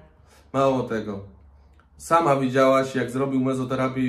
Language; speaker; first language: Polish; native; Polish